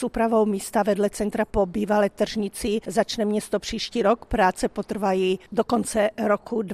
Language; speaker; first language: Czech; native; Czech